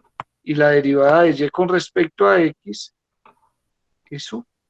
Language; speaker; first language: Spanish; native; Spanish